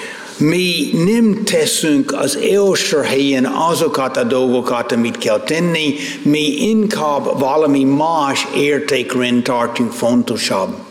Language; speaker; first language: Hungarian; non-native, fluent; English